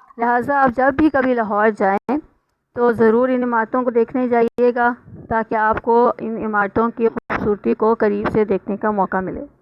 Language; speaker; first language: Urdu; native; Urdu